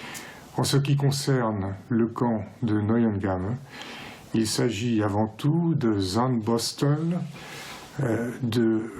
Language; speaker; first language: French; native; French